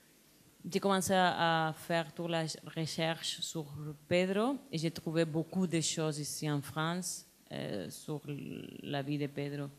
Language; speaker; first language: French; non-native, learner; Spanish